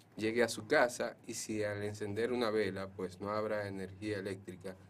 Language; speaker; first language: Spanish; native; Spanish